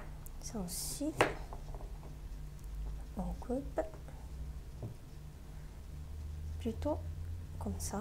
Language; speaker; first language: French; non-native, learner; Japanese